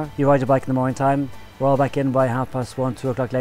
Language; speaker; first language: English; native; English